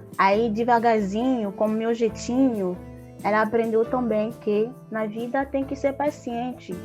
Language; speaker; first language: Portuguese; non-native, fluent; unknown